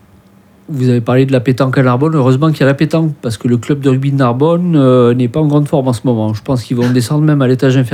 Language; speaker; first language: French; native; French